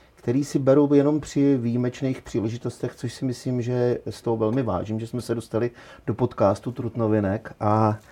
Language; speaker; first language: Czech; native; Czech